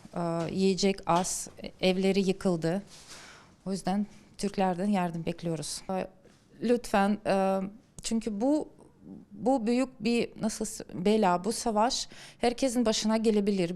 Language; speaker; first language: Turkish; non-native, fluent; Ukrainian